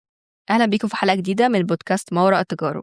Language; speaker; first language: Arabic; native; Arabic